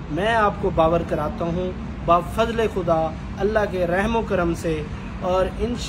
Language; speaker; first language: Urdu; native; Urdu